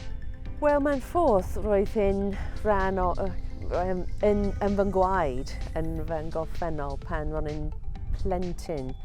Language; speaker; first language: Welsh; non-native, fluent; English